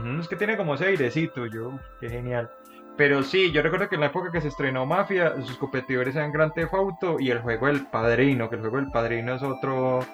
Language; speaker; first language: Spanish; native; Spanish